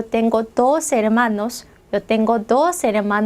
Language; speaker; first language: Spanish; non-native, fluent; Korean